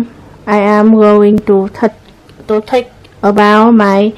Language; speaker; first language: English; non-native, learner; Vietnamese